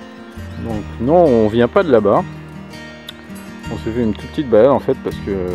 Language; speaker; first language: French; native; French